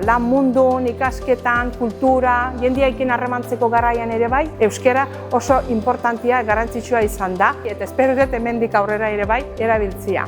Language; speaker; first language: Basque; non-native, fluent; Azerbaijani